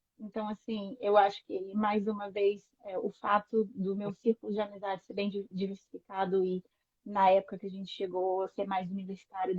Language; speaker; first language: Portuguese; native; Portuguese